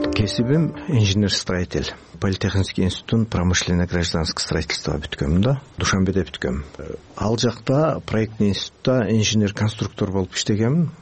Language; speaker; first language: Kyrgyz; early bilingual, heritage; Kyrgyz